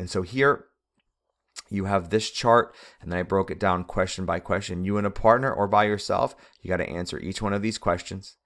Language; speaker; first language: English; native; English